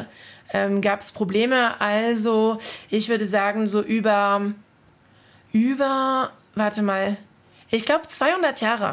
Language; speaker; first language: German; non-native, fluent; French